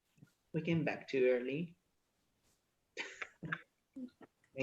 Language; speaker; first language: English; non-native, fluent; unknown